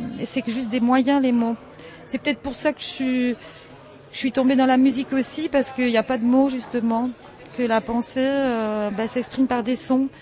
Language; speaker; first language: French; early bilingual, heritage; French